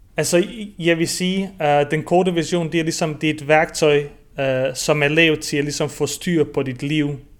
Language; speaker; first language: Danish; early bilingual, other home language; Bosnian